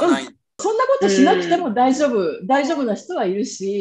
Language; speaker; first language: Japanese; native; Japanese